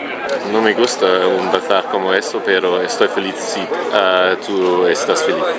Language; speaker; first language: Spanish; non-native, learner; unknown